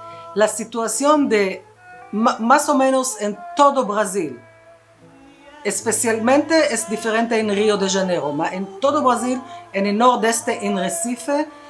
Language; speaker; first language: Portuguese; non-native, learner; Spanish